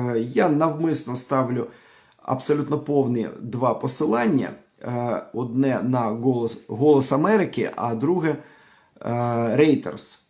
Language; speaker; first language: Ukrainian; non-native, local second language; Russian